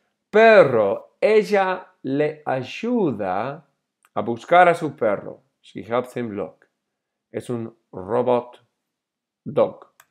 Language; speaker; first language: Spanish; non-native, fluent; English